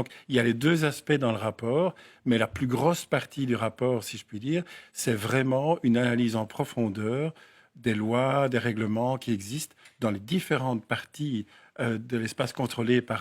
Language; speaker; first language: French; native; French